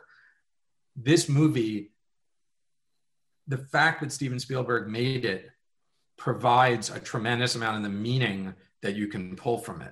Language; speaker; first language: English; native; English